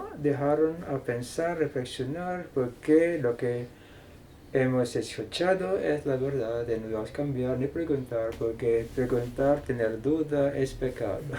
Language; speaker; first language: Spanish; non-native, fluent; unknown